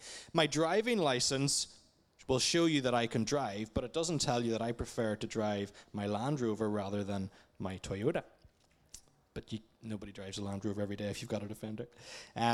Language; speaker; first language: English; native; English